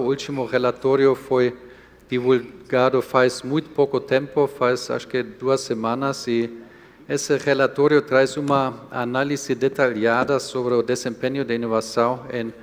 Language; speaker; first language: Portuguese; non-native, fluent; German